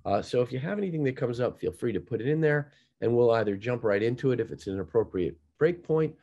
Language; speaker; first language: English; native; English